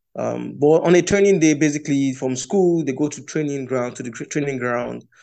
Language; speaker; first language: English; non-native, local second language; Yoruba